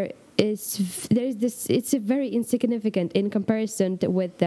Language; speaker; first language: English; non-native, fluent; Polish